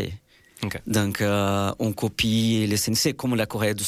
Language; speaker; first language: French; non-native, fluent; Portuguese